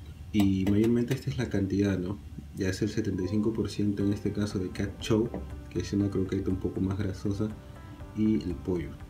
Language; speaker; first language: Spanish; native; Spanish